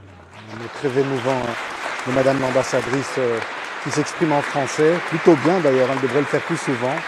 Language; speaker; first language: French; native; French